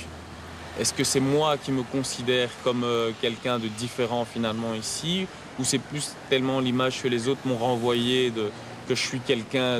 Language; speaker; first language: French; early bilingual, other home language; Lingala